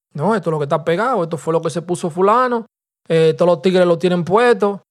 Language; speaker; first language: Spanish; native; Spanish